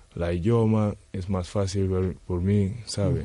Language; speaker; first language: Spanish; non-native, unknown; Wolof